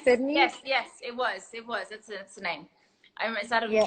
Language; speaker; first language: English; native; English